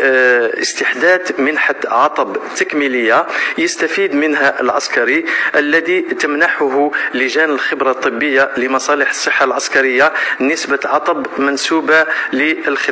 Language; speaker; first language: Arabic; native; Arabic